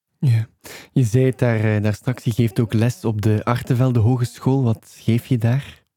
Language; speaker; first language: Dutch; native; Dutch